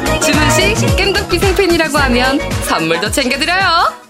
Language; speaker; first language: Korean; native; Korean